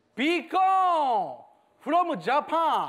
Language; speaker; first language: English; non-native, learner; Japanese